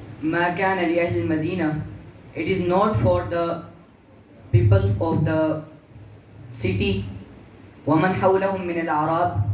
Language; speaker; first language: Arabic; non-native, learner; Urdu